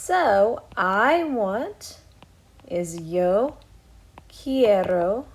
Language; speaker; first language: Spanish; non-native, fluent; English